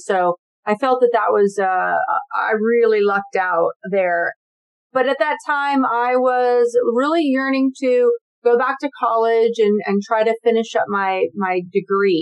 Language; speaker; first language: English; native; English